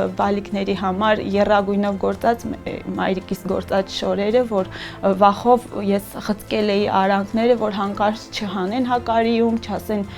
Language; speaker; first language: Armenian; native; Armenian